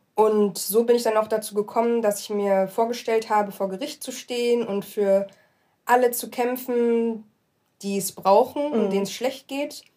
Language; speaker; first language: German; early bilingual, other home language; Arabic